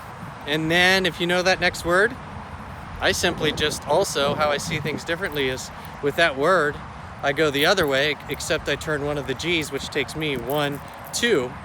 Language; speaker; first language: English; native; English